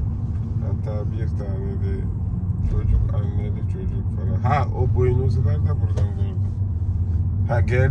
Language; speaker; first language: Turkish; non-native, fluent; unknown